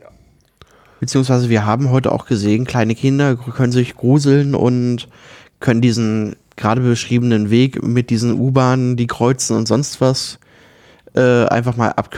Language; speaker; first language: German; native; German